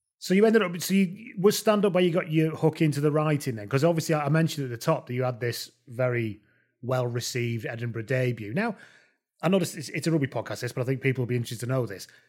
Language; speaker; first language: English; native; English